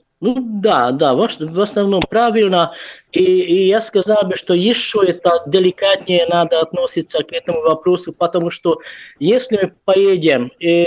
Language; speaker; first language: Russian; non-native, fluent; Hungarian